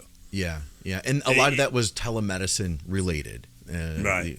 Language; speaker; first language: English; native; English